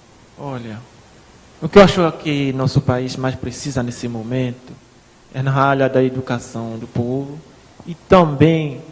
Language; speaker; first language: Portuguese; non-native, fluent; Haitian Creole